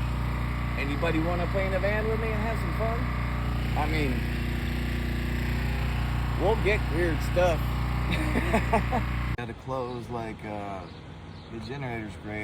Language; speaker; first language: English; native; English